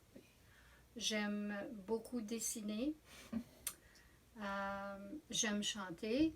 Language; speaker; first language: French; native; French